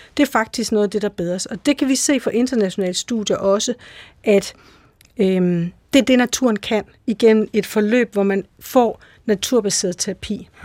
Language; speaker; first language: Danish; native; Danish